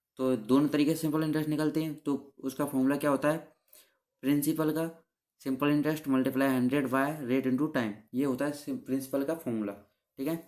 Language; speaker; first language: Hindi; native; Hindi